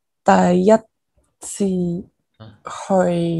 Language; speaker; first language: Cantonese; non-native, learner; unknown